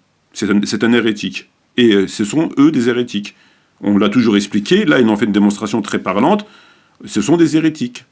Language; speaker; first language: French; native; French